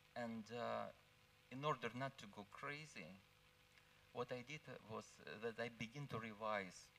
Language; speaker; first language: English; non-native, fluent; Russian